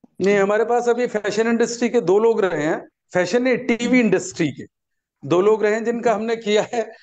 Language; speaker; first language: Hindi; native; Hindi